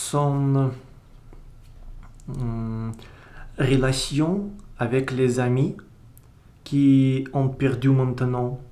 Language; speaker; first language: French; non-native, learner; Russian